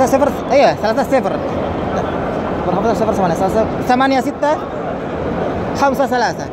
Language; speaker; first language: Arabic; non-native, learner; Urdu